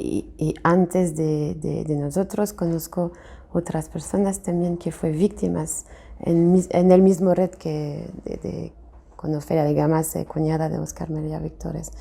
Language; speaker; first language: Spanish; non-native, fluent; French